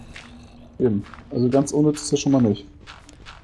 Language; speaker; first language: German; native; German